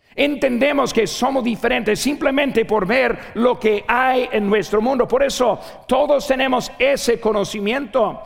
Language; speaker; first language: Spanish; non-native, fluent; English